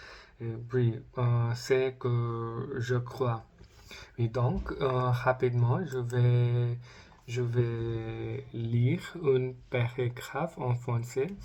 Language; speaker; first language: French; non-native, learner; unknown